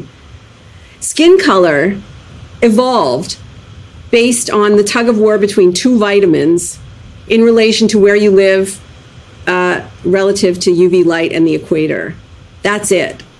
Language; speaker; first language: English; native; English